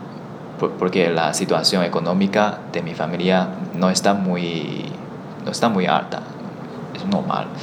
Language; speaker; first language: Spanish; non-native, learner; Chinese